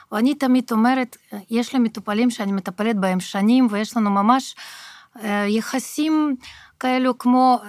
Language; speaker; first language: Hebrew; early bilingual, other home language; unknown